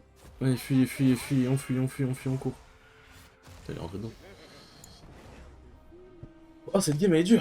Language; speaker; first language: French; native; French